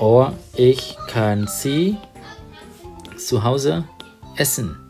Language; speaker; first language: German; non-native, fluent; Thai